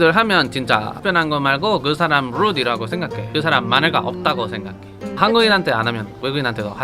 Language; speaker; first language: Korean; non-native, learner; Spanish